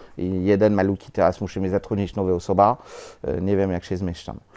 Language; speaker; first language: Polish; non-native, learner; French